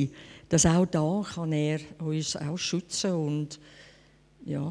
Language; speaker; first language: German; non-native, fluent; English